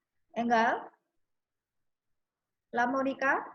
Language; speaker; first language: English; non-native, fluent; Indonesian